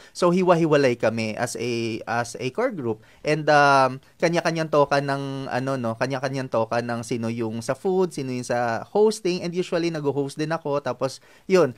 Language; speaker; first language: Filipino; non-native, local second language; Hiligaynon